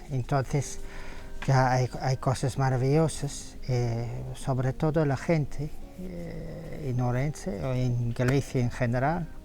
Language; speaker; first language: Spanish; non-native, fluent; English